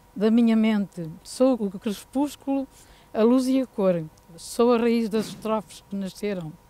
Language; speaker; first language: Portuguese; native; Portuguese